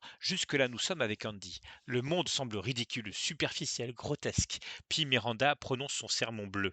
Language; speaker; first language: French; native; French